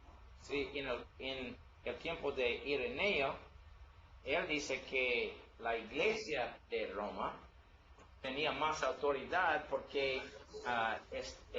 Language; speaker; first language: Spanish; non-native, learner; English